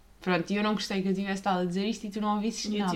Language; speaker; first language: Portuguese; native; Portuguese